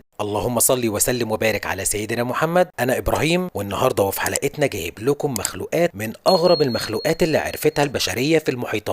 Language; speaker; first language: Arabic; native; Arabic